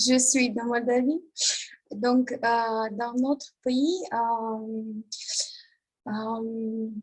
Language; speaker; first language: French; non-native, learner; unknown